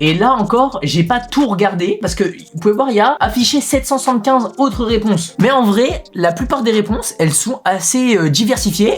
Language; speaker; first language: French; native; French